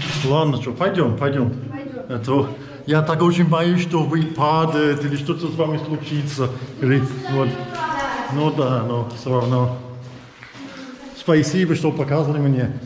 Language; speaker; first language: Russian; non-native, learner; English